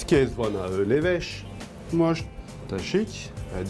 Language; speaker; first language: Hungarian; non-native, learner; French